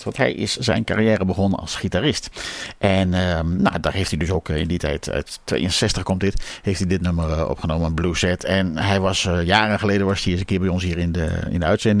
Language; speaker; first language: Dutch; native; Dutch